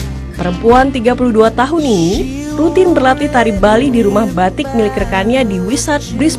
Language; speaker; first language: Indonesian; native; Indonesian